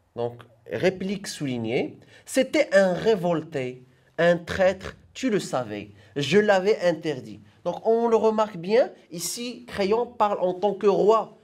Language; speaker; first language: French; non-native, local second language; Arabic